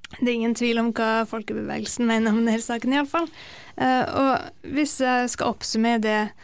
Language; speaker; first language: Norwegian; native; Norwegian